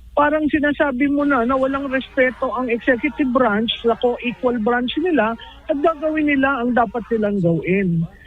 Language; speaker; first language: Filipino; native; Filipino